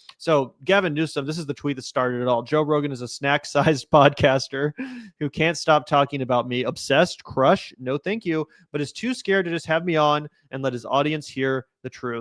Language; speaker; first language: English; native; English